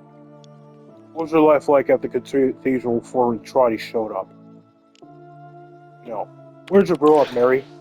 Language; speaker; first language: English; native; English